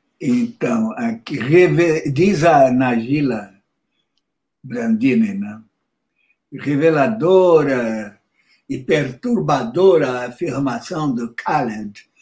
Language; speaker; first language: Portuguese; native; Portuguese